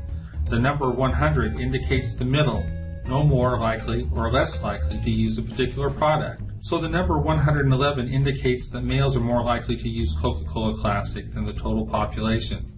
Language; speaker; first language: English; native; English